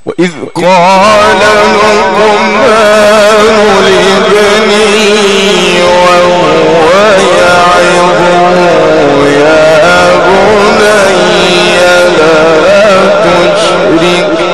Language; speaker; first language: Arabic; native; Arabic